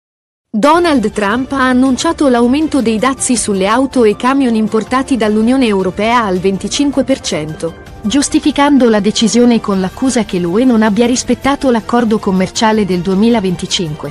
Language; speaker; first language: Italian; native; Italian